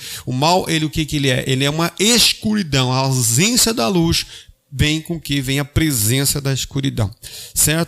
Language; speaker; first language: Portuguese; native; Portuguese